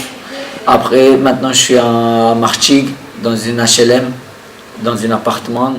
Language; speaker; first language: French; non-native, learner; Kurdish